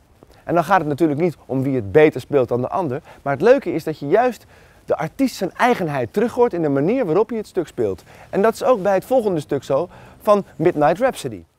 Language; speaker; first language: Dutch; native; Dutch